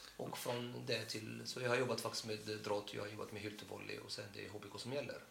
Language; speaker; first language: Swedish; non-native, fluent; Arabic